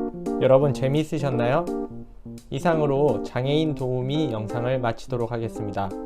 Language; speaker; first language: Korean; native; Korean